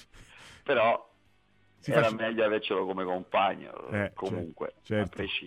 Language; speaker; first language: Italian; native; Italian